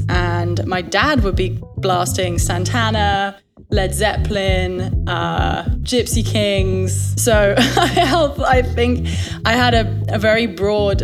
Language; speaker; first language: English; native; English